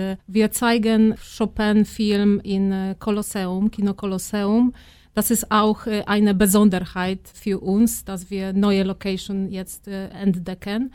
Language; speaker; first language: German; non-native, fluent; Polish